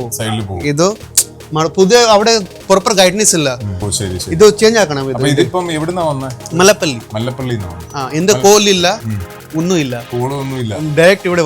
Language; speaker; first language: Malayalam; non-native, learner; Kannada